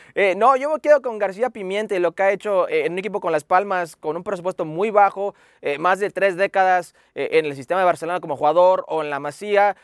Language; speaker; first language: Spanish; early bilingual, heritage; Spanish